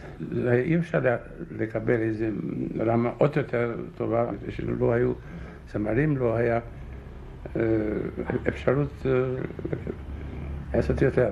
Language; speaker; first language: Hebrew; non-native, fluent; German